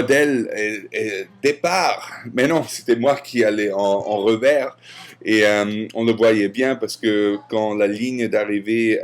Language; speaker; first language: French; non-native, fluent; German